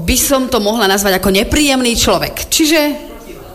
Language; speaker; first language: Slovak; native; Slovak